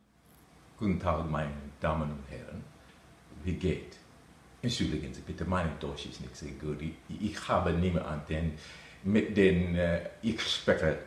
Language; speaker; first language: German; non-native, learner; English